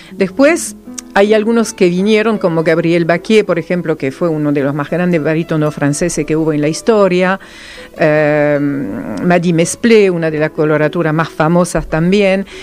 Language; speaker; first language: Spanish; non-native, fluent; Serbian